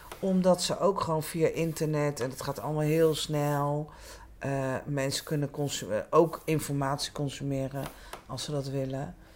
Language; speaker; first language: Dutch; native; Dutch